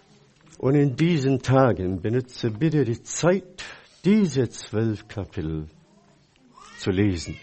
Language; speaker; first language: German; non-native, fluent; Chinese